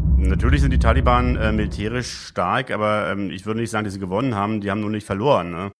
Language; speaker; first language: German; native; German